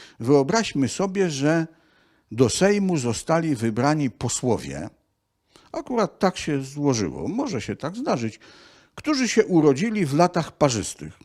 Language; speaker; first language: Polish; native; Polish